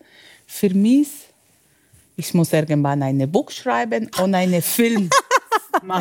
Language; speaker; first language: German; non-native, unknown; Spanish